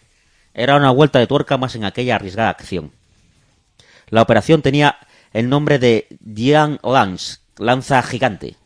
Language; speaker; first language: Spanish; native; Spanish